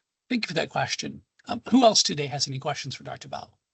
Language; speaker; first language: English; native; English